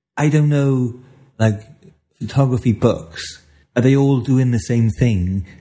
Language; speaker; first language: English; native; English